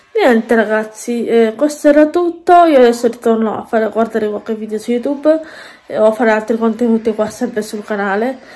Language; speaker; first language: Italian; native; Italian